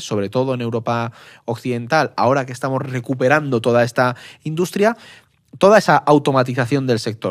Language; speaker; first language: Spanish; native; Spanish